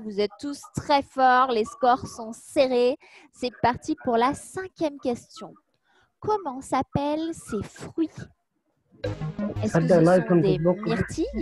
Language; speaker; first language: French; native; French